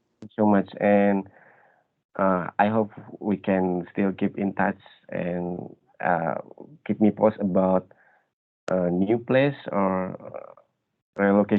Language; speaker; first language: English; non-native, learner; Indonesian